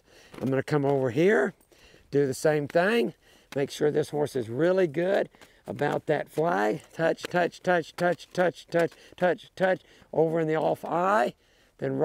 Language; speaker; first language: English; native; English